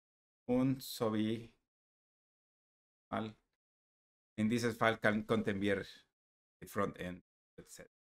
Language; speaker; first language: German; non-native, learner; Spanish